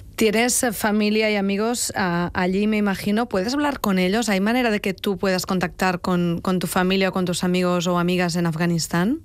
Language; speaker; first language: Spanish; non-native, local second language; Catalan